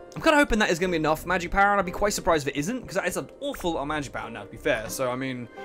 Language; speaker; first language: English; native; English